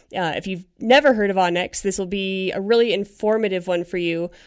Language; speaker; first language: English; native; English